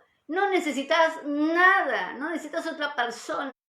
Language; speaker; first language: Spanish; native; Spanish